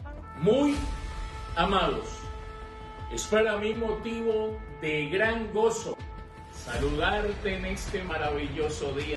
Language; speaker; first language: Spanish; native; Spanish